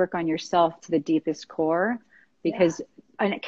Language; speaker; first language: English; native; English